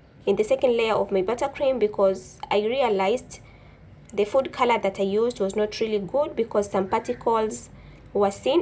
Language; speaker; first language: English; non-native, local second language; Swahili